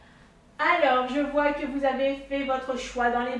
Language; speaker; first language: French; native; French